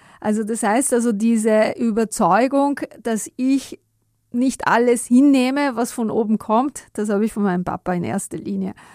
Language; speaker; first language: German; non-native, fluent; Italian